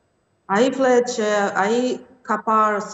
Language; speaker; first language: Albanian; non-native, learner; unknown